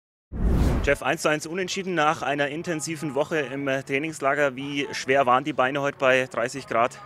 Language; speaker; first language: German; native; German